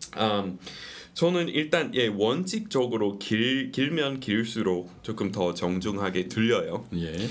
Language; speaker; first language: Korean; non-native, fluent; English